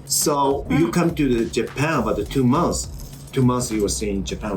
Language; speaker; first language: English; non-native, learner; Japanese